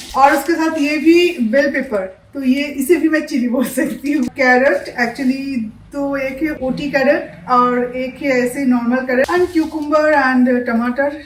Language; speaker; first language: Hindi; non-native, local second language; Bangla